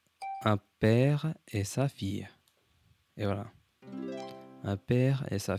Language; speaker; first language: French; non-native, learner; English